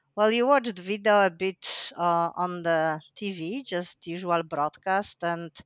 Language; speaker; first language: English; non-native, fluent; Polish